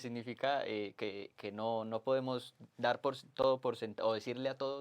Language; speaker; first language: Spanish; native; Spanish